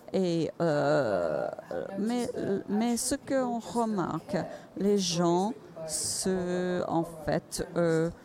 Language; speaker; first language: French; non-native, fluent; Finnish